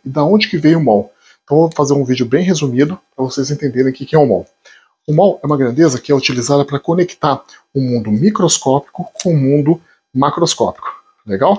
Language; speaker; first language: Portuguese; native; Portuguese